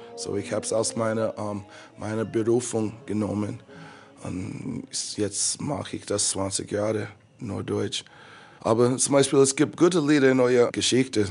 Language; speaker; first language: German; non-native, fluent; English